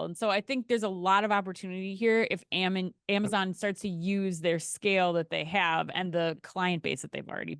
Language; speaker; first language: English; native; English